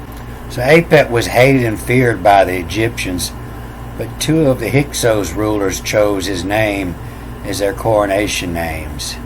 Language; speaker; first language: English; native; English